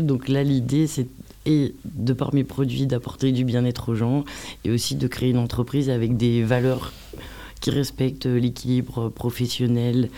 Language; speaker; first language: French; native; French